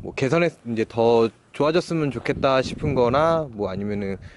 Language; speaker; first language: Korean; native; Korean